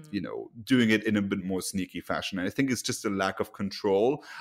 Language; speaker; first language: English; non-native, fluent; Luxembourgish